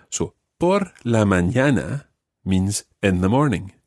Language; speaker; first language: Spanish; non-native, fluent; English